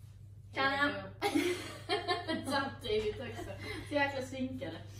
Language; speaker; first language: Swedish; native; Swedish